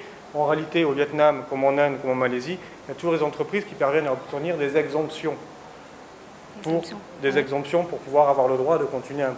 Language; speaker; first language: French; native; French